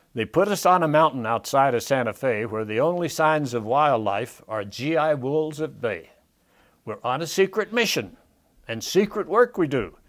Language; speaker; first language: English; native; English